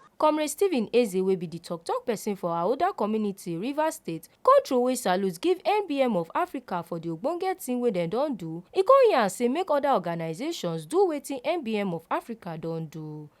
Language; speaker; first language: Nigerian Pidgin; native; Nigerian Pidgin